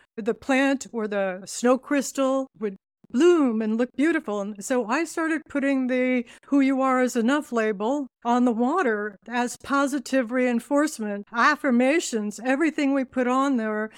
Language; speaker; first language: English; native; English